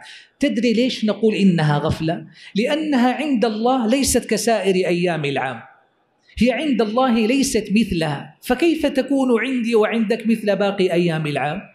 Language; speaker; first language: Arabic; native; Arabic